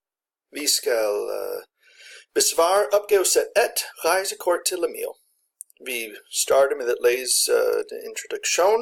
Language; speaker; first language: Danish; non-native, fluent; English